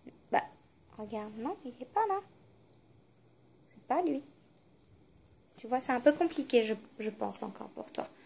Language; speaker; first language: French; native; French